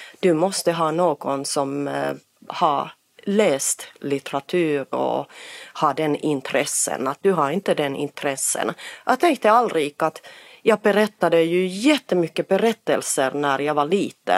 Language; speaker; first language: Swedish; non-native, fluent; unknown